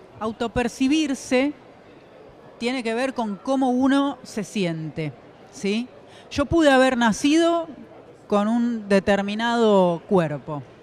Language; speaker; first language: Spanish; native; Spanish